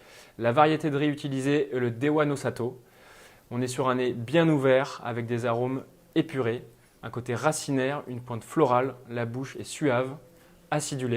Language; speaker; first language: French; native; French